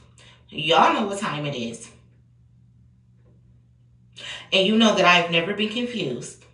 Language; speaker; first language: English; native; English